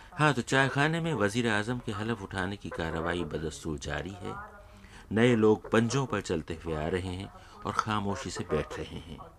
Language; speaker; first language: Urdu; native; Urdu